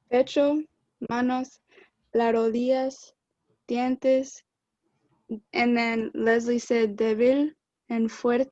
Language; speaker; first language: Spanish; non-native, learner; English